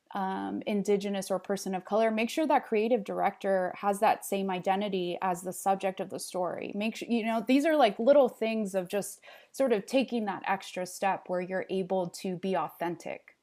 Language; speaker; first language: English; early bilingual, other home language; Spanish